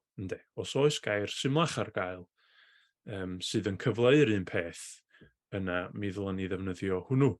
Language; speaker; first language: Welsh; native; Welsh